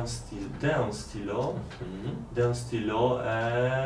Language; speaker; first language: French; non-native, learner; Polish